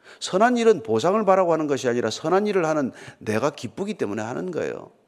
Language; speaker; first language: Korean; native; Korean